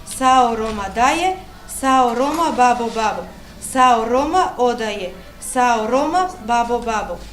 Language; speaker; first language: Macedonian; non-native, local second language; Romany